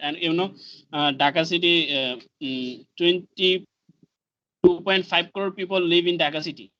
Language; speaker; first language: English; non-native, learner; Bangla